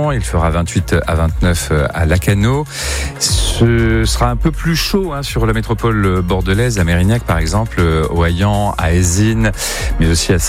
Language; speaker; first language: French; native; French